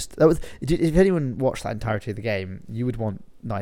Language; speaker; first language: English; native; English